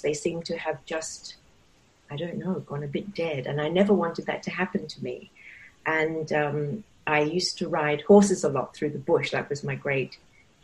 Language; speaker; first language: English; native; English